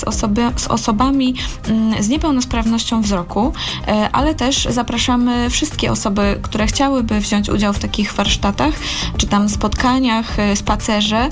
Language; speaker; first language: Polish; native; Polish